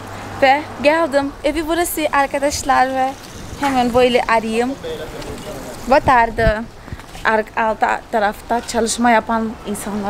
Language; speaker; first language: Turkish; non-native, fluent; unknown